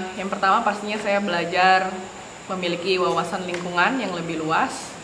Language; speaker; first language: Indonesian; native; Indonesian